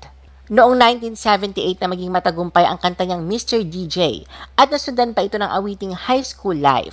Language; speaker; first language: Filipino; native; Filipino